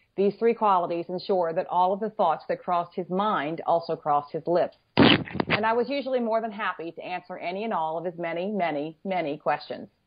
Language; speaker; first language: English; native; English